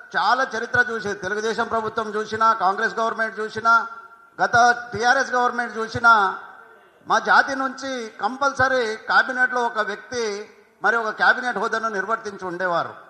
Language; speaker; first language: Telugu; non-native, local second language; Lambadi